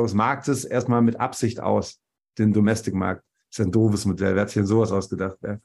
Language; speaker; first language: German; native; German